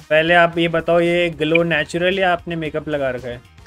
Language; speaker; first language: Hindi; native; Hindi